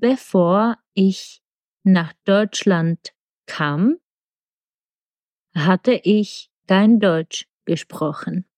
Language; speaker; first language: German; non-native, fluent; Czech